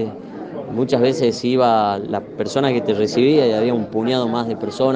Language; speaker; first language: Spanish; native; Spanish